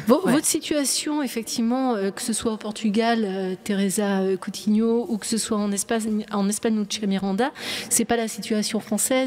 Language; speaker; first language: French; native; French